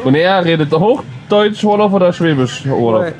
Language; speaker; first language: German; native; German